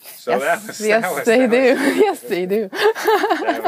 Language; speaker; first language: English; non-native, fluent; Swedish